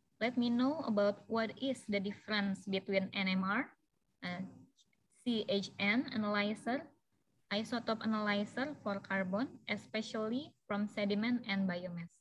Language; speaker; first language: English; non-native, fluent; Indonesian